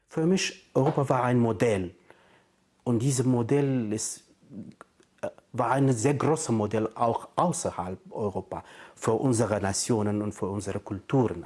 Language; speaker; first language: German; non-native, fluent; Kurdish